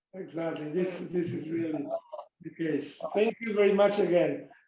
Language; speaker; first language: English; non-native, fluent; Italian